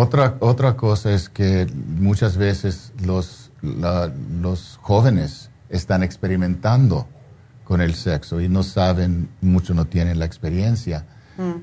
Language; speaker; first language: Spanish; non-native, fluent; English